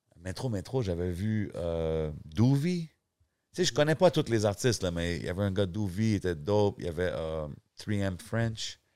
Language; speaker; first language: French; native; French